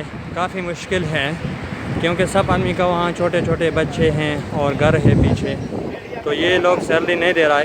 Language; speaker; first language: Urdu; non-native, local second language; Pashto